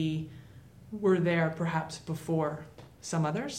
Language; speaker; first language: English; native; English